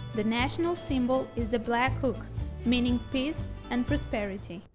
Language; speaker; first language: English; non-native, fluent; Portuguese